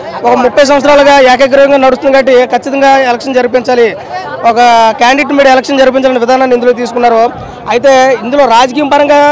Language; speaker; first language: Telugu; native; Telugu